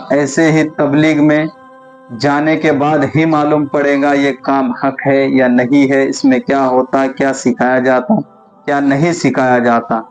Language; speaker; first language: Urdu; native; Urdu